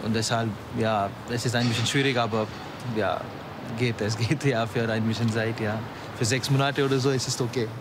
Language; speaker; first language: German; non-native, learner; Malayalam